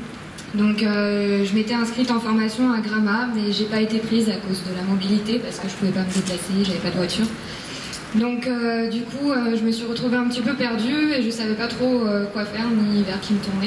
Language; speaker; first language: French; native; French